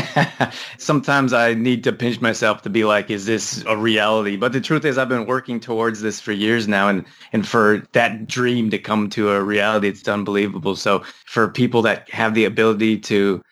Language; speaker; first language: English; native; English